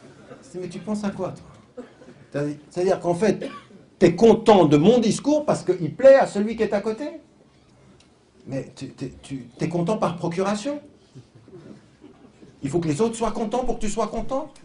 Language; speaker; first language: French; native; French